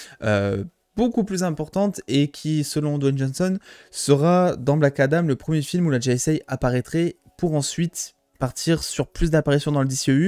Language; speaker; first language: French; native; French